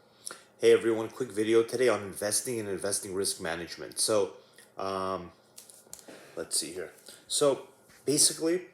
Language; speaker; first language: English; native; English